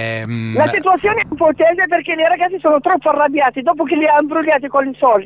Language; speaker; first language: Italian; non-native, fluent; Arabic